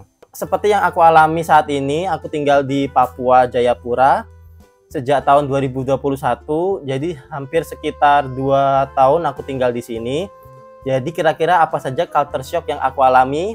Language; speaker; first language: Indonesian; native; Indonesian